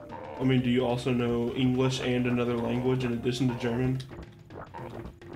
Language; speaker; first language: English; native; English